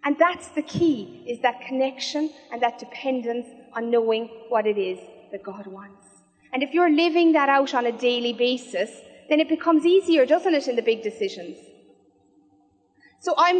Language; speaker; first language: English; native; English